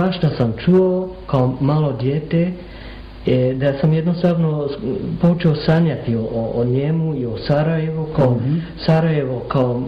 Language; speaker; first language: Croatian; non-native, fluent; English